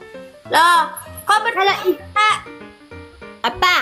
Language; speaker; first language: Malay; non-native, learner; Vietnamese